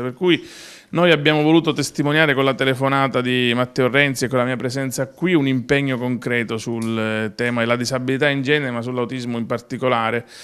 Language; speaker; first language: Italian; native; Italian